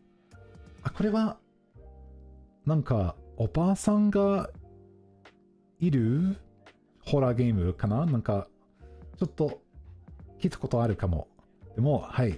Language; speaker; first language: Japanese; non-native, fluent; English